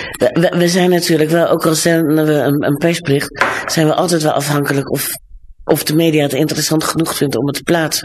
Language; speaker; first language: Dutch; native; Dutch